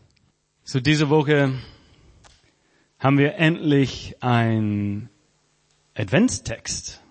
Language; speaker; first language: German; non-native, fluent; English